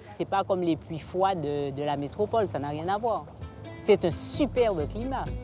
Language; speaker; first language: French; native; French